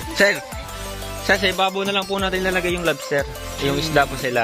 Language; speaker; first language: Filipino; native; Filipino